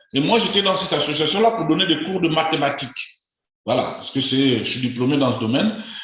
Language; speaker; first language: French; native; French